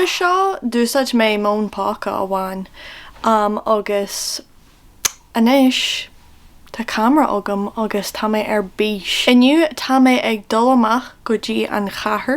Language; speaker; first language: Irish; non-native, local second language; English